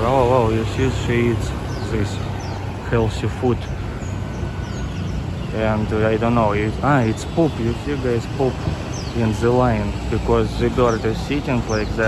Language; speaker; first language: English; non-native, fluent; Russian